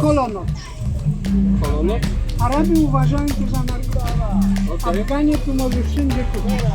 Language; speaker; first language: Polish; non-native, learner; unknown